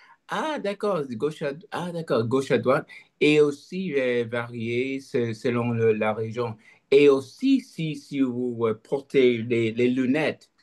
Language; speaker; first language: French; non-native, learner; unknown